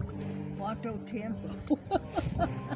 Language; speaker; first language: Spanish; non-native, learner; English